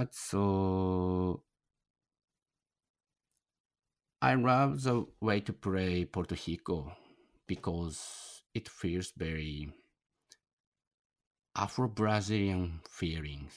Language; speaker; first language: English; non-native, learner; Japanese